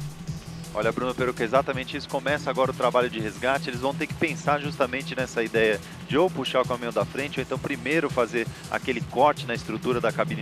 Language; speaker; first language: Portuguese; native; Portuguese